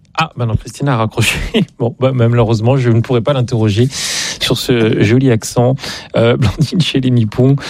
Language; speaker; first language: French; native; French